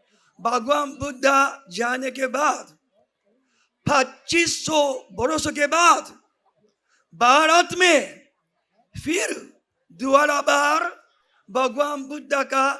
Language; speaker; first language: Hindi; non-native, fluent; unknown